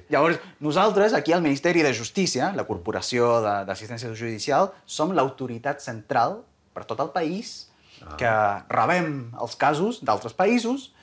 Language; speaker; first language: Catalan; non-native, fluent; Spanish